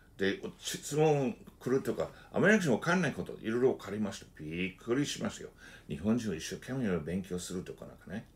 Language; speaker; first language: Japanese; non-native, fluent; English